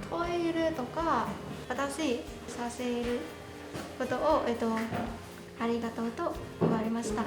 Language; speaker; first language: Japanese; non-native, learner; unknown